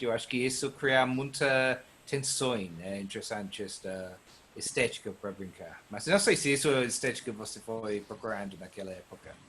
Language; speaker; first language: Portuguese; non-native, learner; English